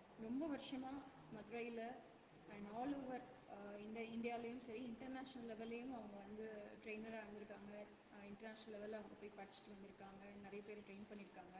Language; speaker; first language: Tamil; native; Tamil